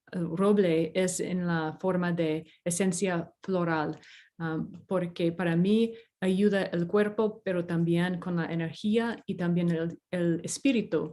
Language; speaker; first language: Spanish; non-native, fluent; English